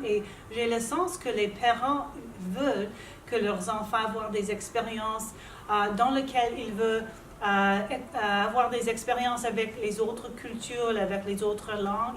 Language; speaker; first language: French; non-native, local second language; English